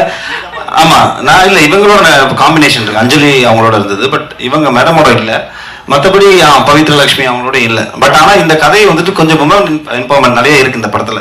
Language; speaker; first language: Tamil; native; Tamil